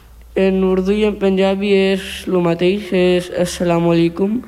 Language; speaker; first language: Catalan; early bilingual, other home language; Urdu